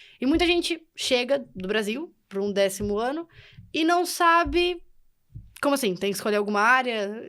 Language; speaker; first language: Portuguese; native; Portuguese